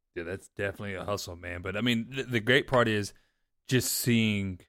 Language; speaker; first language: English; native; English